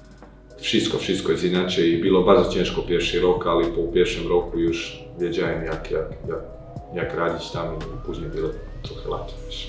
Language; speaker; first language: Polish; non-native, learner; Croatian